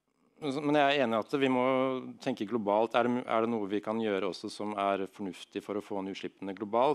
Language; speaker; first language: Norwegian; native; Norwegian